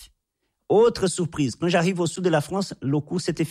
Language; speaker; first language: French; non-native, fluent; Portuguese